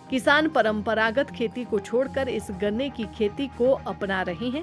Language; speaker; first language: Hindi; native; Hindi